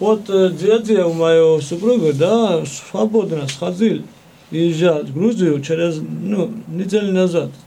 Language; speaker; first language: Russian; non-native, fluent; Georgian